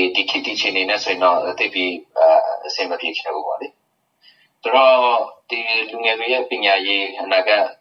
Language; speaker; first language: Burmese; non-native, local second language; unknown